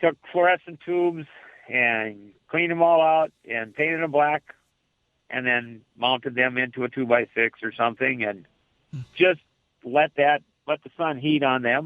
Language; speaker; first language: English; native; English